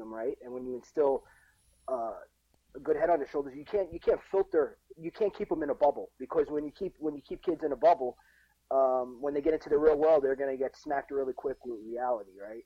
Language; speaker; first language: English; native; English